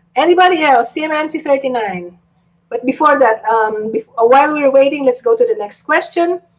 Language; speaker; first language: English; non-native, local second language; Filipino